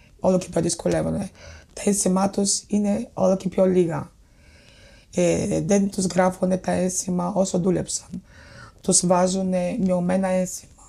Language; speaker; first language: Greek; non-native, fluent; Bulgarian